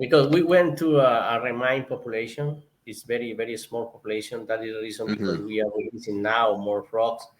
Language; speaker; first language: English; non-native, learner; Spanish